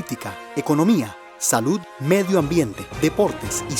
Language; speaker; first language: Spanish; native; Spanish